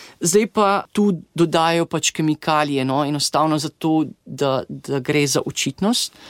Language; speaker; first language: Slovenian; native; Slovenian